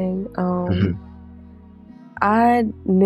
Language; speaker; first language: English; native; English